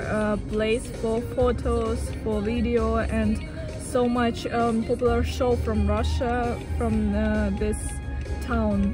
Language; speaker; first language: English; non-native, learner; Russian